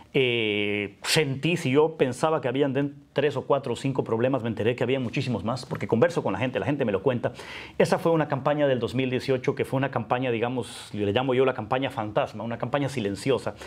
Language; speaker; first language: Spanish; native; Spanish